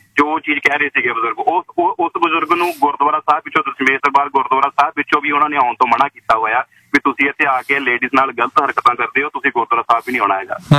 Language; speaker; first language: Punjabi; native; Punjabi